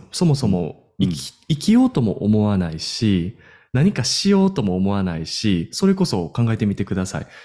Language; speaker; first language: Japanese; native; Japanese